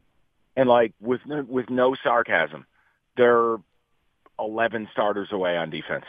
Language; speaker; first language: English; native; English